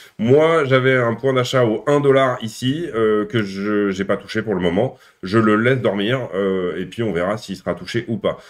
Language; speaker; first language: French; native; French